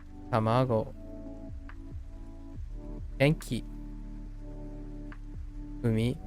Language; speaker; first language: Chinese; non-native, learner; English